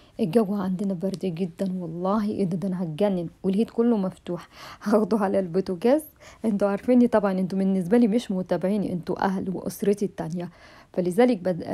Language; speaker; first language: Arabic; native; Arabic